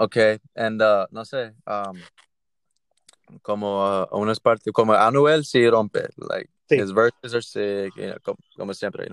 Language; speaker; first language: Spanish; early bilingual, heritage; Spanish